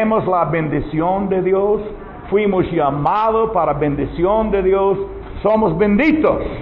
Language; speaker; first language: Spanish; non-native, learner; English